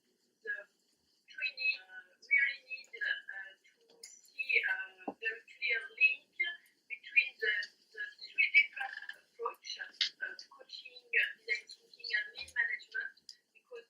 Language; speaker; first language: English; non-native, fluent; French